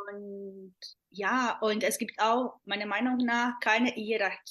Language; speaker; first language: German; non-native, fluent; Portuguese